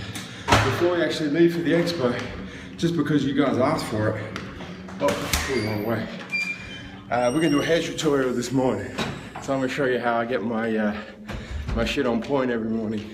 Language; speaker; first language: English; native; English